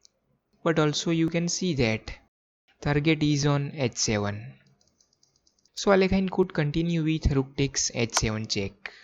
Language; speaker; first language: English; non-native, fluent; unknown